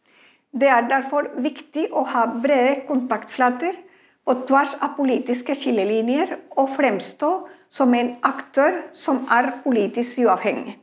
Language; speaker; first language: Norwegian; non-native, fluent; Spanish